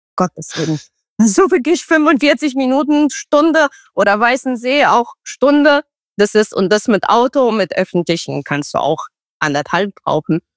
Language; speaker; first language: German; non-native, fluent; Romanian